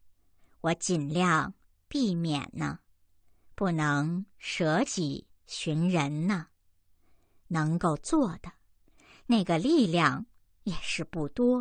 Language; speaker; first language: Chinese; native; Chinese